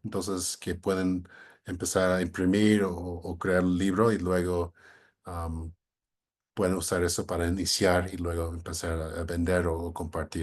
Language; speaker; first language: Spanish; non-native, fluent; English